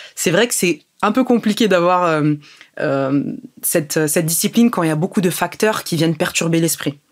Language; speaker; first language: French; early bilingual, other home language; Arabic